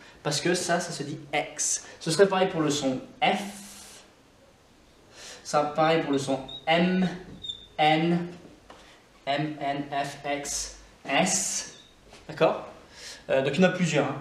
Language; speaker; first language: French; non-native, fluent; English